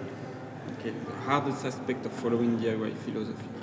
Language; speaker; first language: English; non-native, learner; French